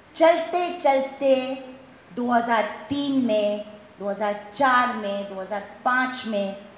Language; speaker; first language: Hindi; non-native, local second language; Gujarati